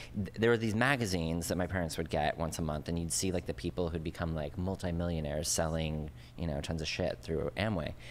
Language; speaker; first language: English; native; English